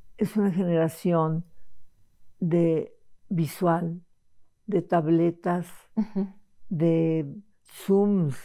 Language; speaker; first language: Spanish; native; Spanish